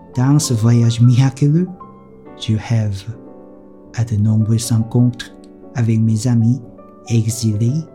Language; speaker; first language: French; non-native, fluent; Korean